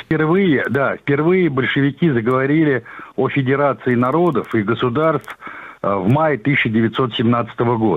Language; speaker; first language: Russian; native; Russian